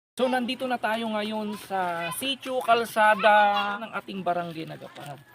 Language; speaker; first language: Filipino; non-native, local second language; Iloko